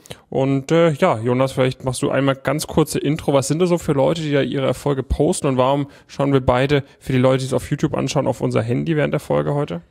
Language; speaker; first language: German; native; German